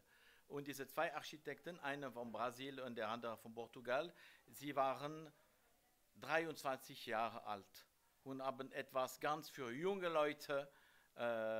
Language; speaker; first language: German; non-native, learner; French